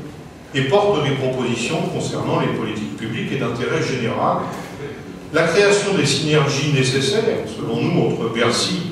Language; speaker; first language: French; native; French